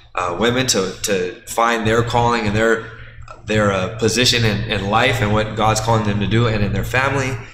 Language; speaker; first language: English; native; English